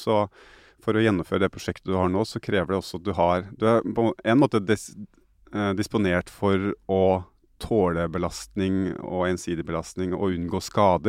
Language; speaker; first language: Norwegian; native; Norwegian